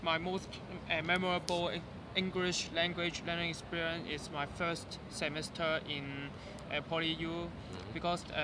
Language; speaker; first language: English; non-native, learner; Cantonese